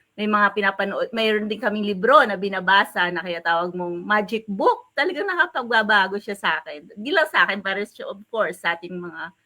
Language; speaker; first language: Filipino; native; Filipino